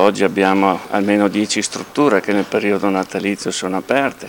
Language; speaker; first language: Italian; native; Italian